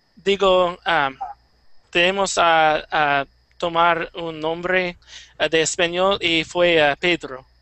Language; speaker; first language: Spanish; non-native, learner; English